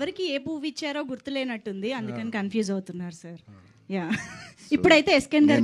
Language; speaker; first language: Telugu; native; Telugu